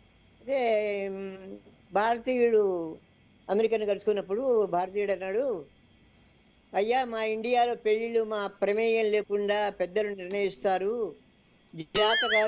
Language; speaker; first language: Telugu; native; Telugu